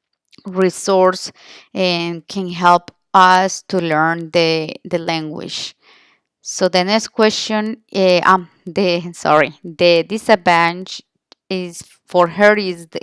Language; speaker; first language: English; non-native, learner; Spanish